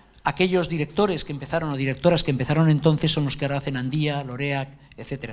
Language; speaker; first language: Spanish; native; Spanish